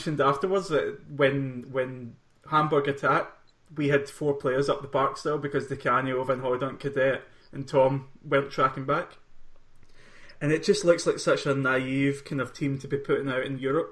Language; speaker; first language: English; native; English